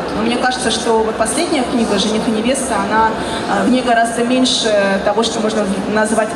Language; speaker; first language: Russian; native; Russian